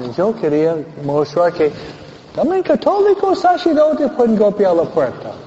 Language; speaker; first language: Spanish; non-native, fluent; English